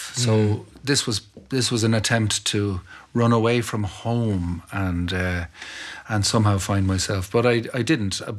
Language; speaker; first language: English; non-native, local second language; Irish